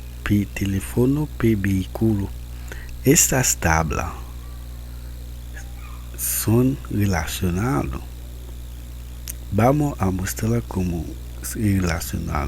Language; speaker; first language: Spanish; non-native, learner; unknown